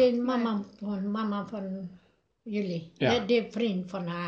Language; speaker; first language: Dutch; non-native, learner; Nepali